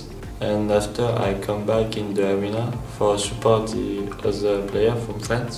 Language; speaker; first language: English; non-native, fluent; French